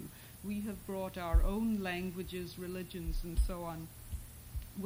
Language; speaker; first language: English; non-native, local second language; Bangla